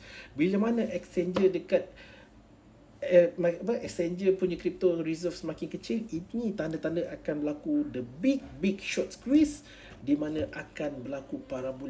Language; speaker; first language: Malay; native; Malay